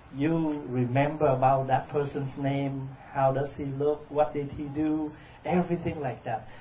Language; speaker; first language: English; non-native, fluent; Vietnamese